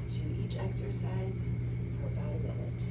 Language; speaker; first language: English; native; English